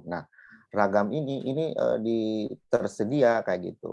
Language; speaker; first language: Indonesian; native; Indonesian